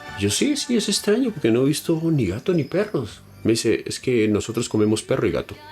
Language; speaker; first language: Spanish; native; Spanish